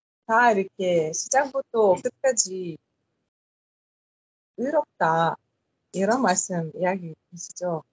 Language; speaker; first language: Korean; non-native, learner; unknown